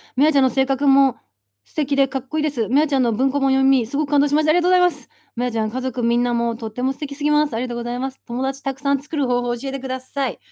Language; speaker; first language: Japanese; native; Japanese